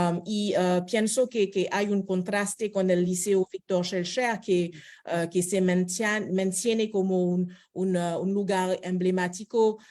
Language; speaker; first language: Spanish; non-native, fluent; French